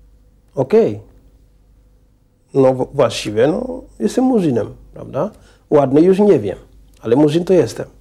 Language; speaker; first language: Polish; non-native, fluent; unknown